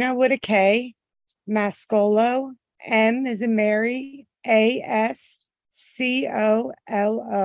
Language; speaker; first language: English; native; English